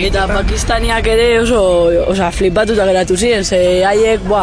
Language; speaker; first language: Basque; non-native, local second language; Spanish